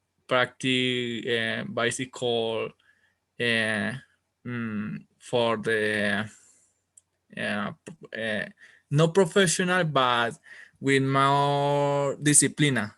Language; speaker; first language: English; non-native, learner; Spanish